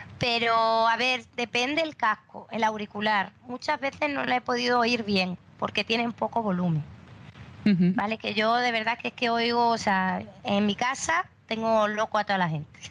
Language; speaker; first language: Spanish; native; Spanish